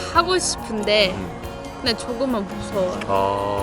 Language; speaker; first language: Korean; non-native, learner; Turkish